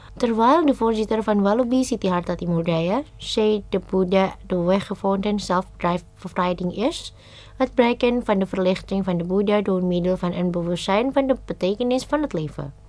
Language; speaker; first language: Dutch; non-native, fluent; Indonesian